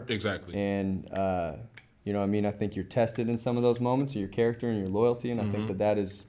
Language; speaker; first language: English; native; English